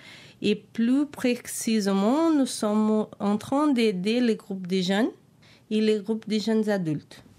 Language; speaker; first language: French; non-native, learner; Portuguese